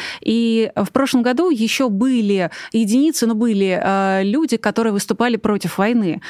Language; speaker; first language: Russian; native; Russian